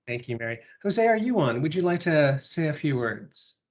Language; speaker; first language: English; native; English